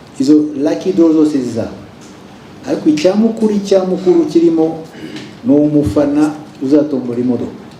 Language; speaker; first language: Kinyarwanda; native; Kinyarwanda